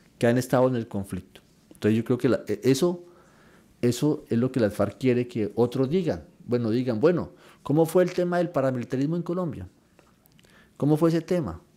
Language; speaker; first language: Spanish; native; Spanish